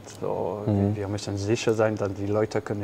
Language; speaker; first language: German; non-native, fluent; French